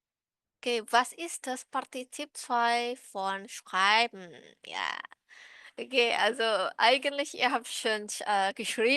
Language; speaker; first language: German; non-native, learner; Indonesian